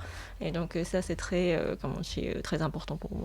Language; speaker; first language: French; non-native, fluent; Japanese